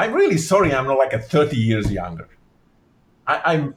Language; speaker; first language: English; non-native, fluent; Bosnian